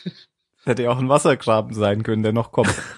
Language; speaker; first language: German; native; German